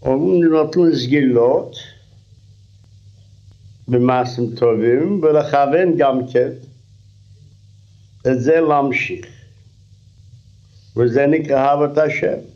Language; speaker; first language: Hebrew; non-native, fluent; Russian